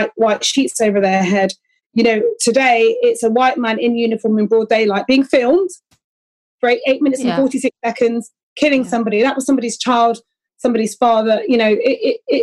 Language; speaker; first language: English; native; English